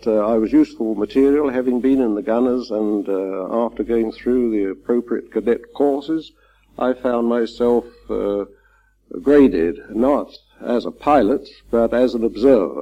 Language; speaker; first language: English; native; English